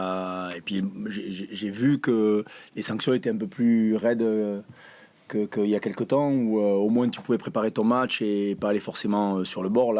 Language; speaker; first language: French; native; French